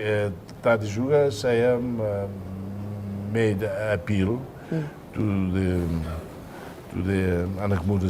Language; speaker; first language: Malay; non-native, fluent; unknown